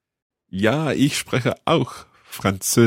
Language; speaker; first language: German; non-native, learner; English